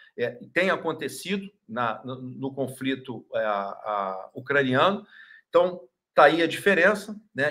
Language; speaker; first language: Portuguese; native; Portuguese